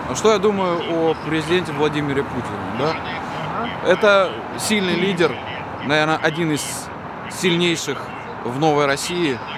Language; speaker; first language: Russian; native; Russian